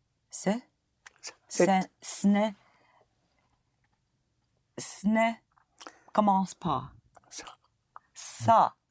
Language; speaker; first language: French; non-native, learner; English